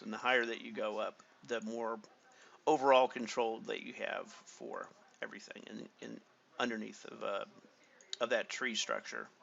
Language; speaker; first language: English; native; English